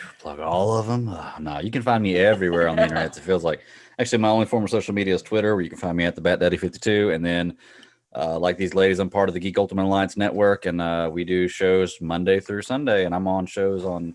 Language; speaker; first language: English; native; English